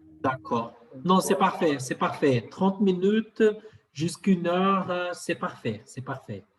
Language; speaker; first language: French; non-native, fluent; Portuguese